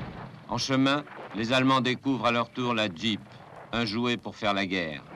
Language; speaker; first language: French; native; French